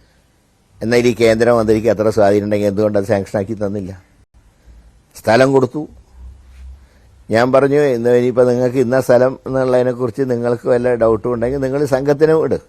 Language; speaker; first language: Malayalam; native; Malayalam